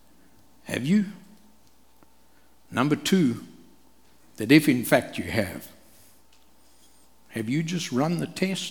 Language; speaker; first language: English; native; English